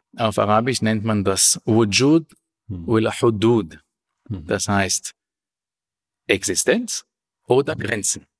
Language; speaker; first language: German; non-native, fluent; Hebrew